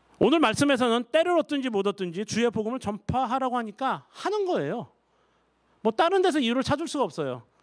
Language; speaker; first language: Korean; native; Korean